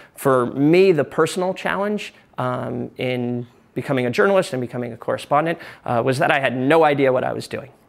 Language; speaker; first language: English; native; English